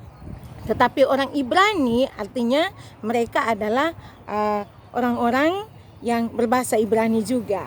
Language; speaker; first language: Indonesian; native; Indonesian